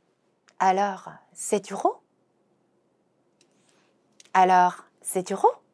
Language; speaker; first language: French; non-native, fluent; Korean